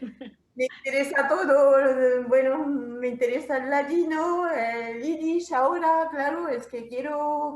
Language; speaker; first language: Spanish; non-native, fluent; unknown